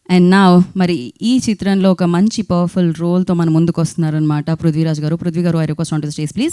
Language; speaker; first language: Telugu; native; Telugu